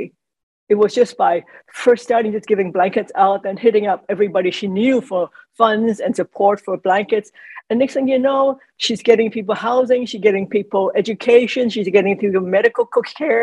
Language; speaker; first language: English; non-native, local second language; Cantonese